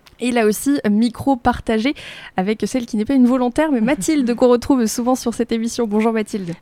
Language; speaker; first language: French; native; French